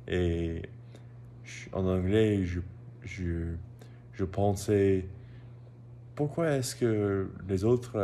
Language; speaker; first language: French; non-native, learner; English